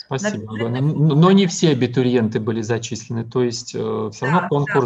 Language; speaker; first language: Russian; native; Russian